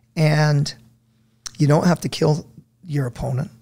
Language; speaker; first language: English; native; English